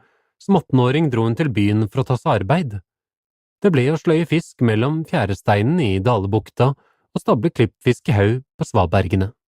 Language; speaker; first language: Norwegian; native; Norwegian